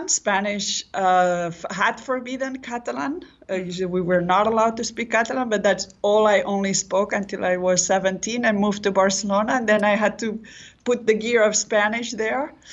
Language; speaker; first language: English; non-native, fluent; Catalan